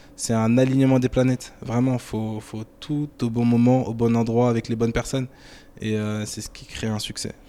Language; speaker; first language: French; native; French